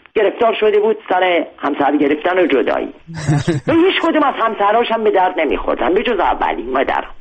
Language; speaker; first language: Persian; non-native, local second language; Armenian